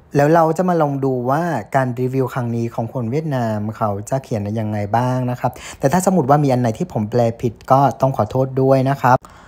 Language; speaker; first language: Thai; non-native, fluent; Vietnamese